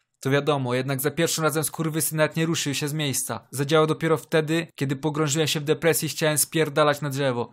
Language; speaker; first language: Polish; native; Polish